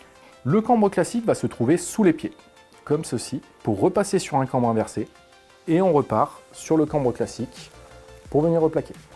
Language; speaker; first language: French; native; French